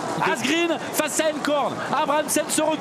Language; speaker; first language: French; native; French